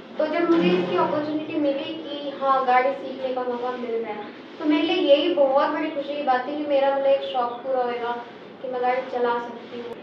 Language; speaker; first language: Hindi; native; Hindi